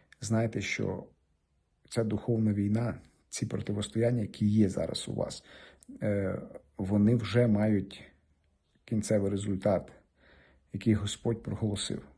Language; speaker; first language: Ukrainian; native; Ukrainian